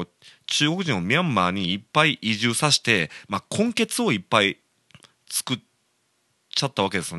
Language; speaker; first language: Japanese; native; Japanese